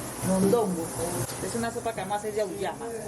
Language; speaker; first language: Spanish; native; Spanish